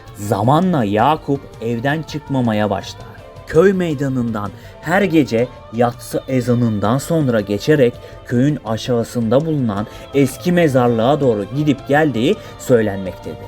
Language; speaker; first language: Turkish; native; Turkish